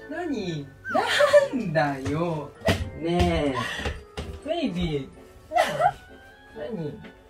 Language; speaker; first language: Japanese; native; Japanese